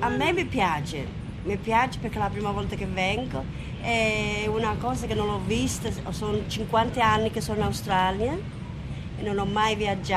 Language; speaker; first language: Italian; native; Italian